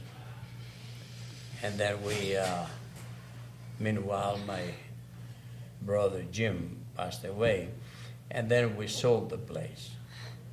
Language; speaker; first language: English; non-native, fluent; Greek